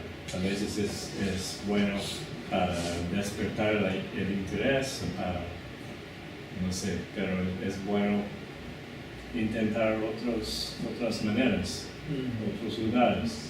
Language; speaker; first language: Spanish; non-native, fluent; English